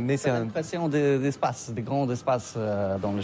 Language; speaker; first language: French; non-native, learner; Polish